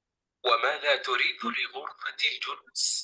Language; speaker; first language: Arabic; non-native, learner; Indonesian